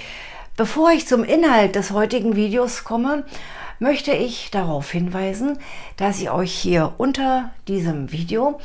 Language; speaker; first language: German; native; German